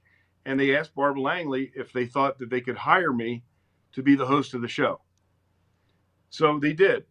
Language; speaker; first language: English; native; English